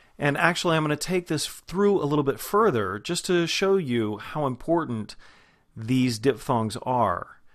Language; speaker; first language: English; native; English